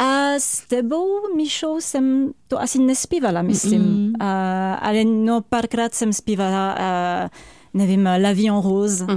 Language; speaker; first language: Czech; non-native, fluent; French